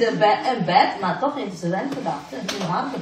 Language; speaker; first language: Dutch; non-native, fluent; Indonesian